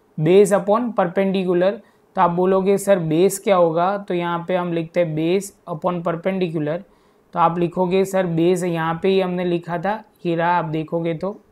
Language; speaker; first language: Hindi; non-native, local second language; Gujarati